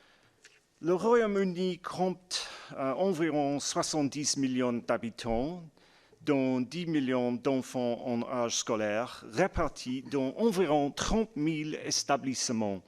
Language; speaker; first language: French; non-native, learner; English